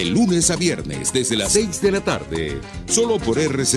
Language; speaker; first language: Spanish; native; Spanish